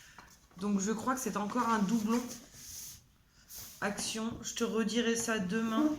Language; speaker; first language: French; native; French